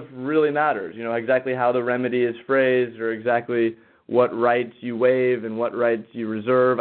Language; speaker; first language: English; native; English